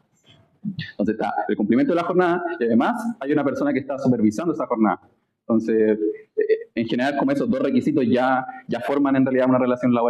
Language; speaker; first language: Spanish; native; Spanish